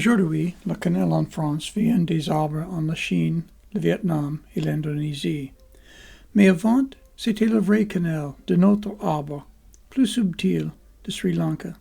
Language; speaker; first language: French; non-native, fluent; English